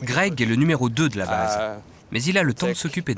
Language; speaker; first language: French; native; French